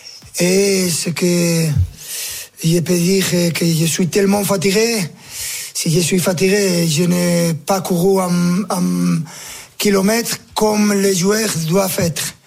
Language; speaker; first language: French; non-native, fluent; Spanish